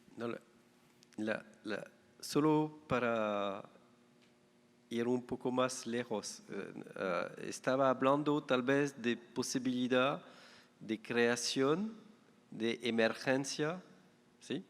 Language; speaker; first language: Spanish; non-native, fluent; French